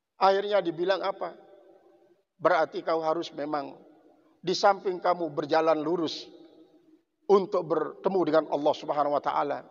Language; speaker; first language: Indonesian; non-native, local second language; Sasak